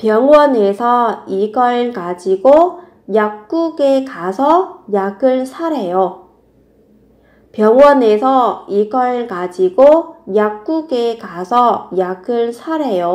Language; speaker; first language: Korean; non-native, fluent; Vietnamese